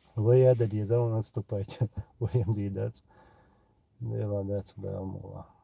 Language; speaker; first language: Russian; non-native, local second language; Chechen